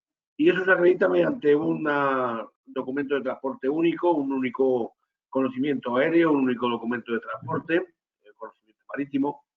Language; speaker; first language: Spanish; native; Spanish